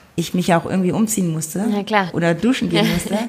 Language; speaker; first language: German; native; German